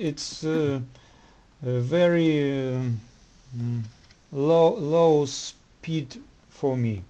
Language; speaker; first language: English; non-native, learner; Russian